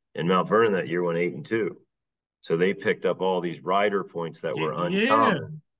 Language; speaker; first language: English; native; English